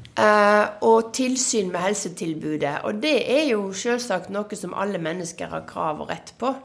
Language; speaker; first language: Norwegian; native; Norwegian